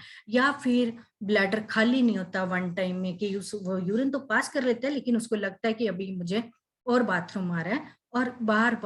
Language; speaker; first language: Hindi; native; Hindi